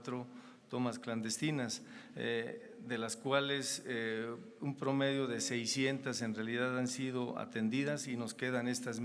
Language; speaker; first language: Spanish; native; Spanish